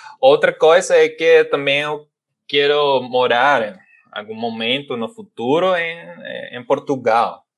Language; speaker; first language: Portuguese; non-native, fluent; Spanish